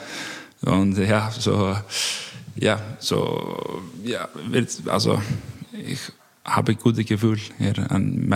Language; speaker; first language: German; non-native, learner; Icelandic